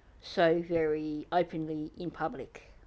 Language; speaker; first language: English; native; English